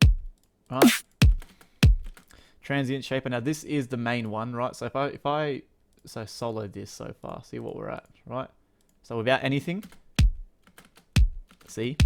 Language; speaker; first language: English; native; English